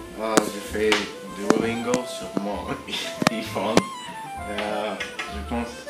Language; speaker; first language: French; non-native, learner; English